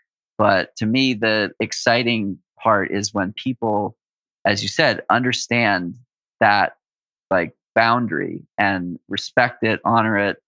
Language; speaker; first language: English; native; English